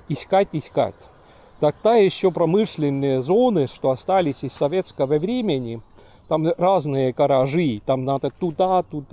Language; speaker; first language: Russian; non-native, local second language; Estonian